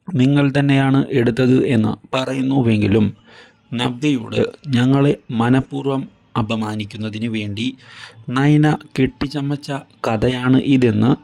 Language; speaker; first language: Malayalam; native; Malayalam